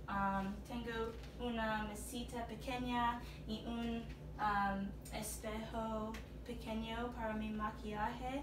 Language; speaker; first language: Spanish; non-native, learner; English